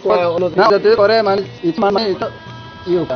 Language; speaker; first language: Bangla; non-native, local second language; Kok Borok